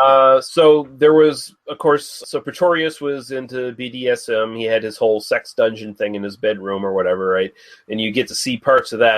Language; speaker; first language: English; native; English